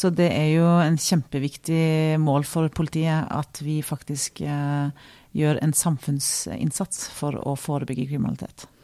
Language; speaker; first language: Norwegian; native; Norwegian